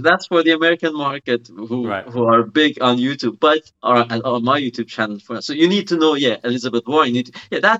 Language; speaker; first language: English; non-native, fluent; Persian